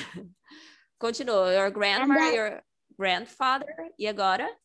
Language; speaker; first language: English; non-native, fluent; Portuguese